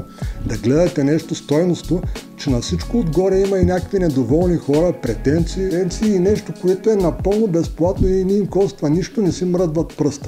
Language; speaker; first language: Bulgarian; native; Bulgarian